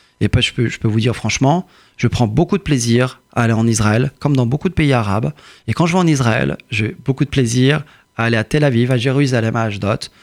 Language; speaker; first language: French; early bilingual, other home language; Persian